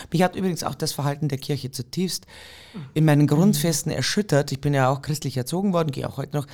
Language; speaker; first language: German; native; German